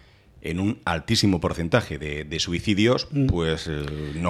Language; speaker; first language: Spanish; native; Spanish